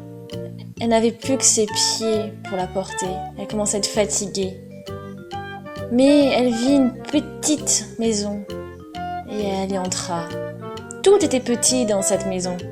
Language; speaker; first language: French; non-native, fluent; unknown